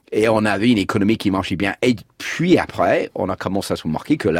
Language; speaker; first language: French; non-native, fluent; English